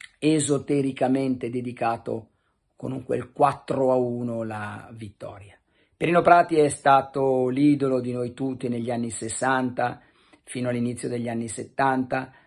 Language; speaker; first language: Italian; native; Italian